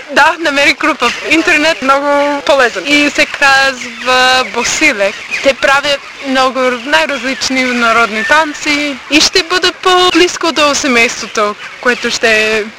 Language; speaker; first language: Bulgarian; non-native, fluent; English